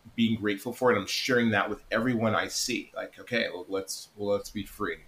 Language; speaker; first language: English; native; English